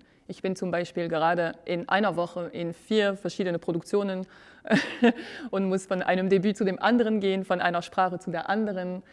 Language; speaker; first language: German; non-native, fluent; French